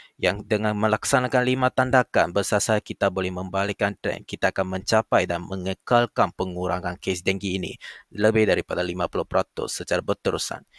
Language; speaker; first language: Malay; non-native, local second language; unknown